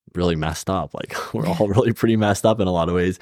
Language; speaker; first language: English; native; English